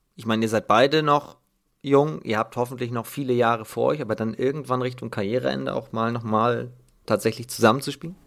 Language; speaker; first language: German; native; German